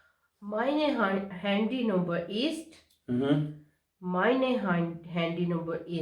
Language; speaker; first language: German; non-native, learner; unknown